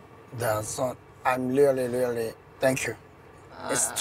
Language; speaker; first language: English; non-native, learner; Korean